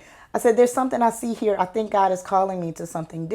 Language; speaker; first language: English; native; English